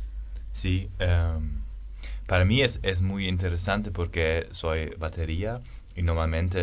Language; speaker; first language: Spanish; non-native, learner; German